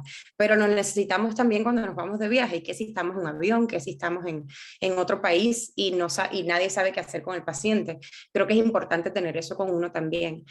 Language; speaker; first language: Spanish; native; Spanish